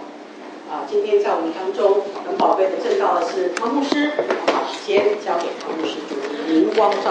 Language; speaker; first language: Chinese; native; Chinese